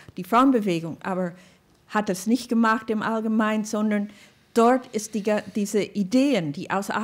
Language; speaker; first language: German; non-native, fluent; English